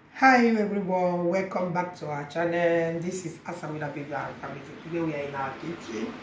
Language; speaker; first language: English; non-native, local second language; Igbo